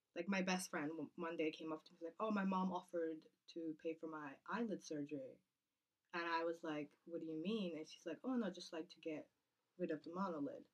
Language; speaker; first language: English; non-native, fluent; Kazakh